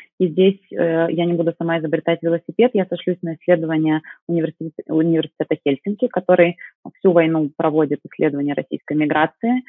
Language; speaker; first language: Russian; native; Russian